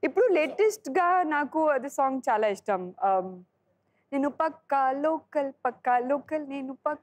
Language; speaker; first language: Telugu; non-native, learner; Sindhi